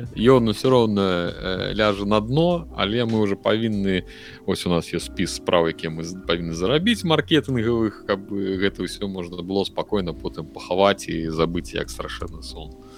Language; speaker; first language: Belarusian; non-native, local second language; Russian